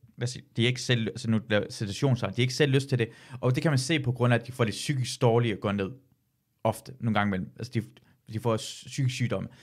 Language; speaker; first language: Danish; early bilingual, other home language; Persian